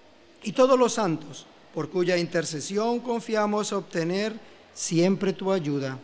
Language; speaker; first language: Spanish; native; Spanish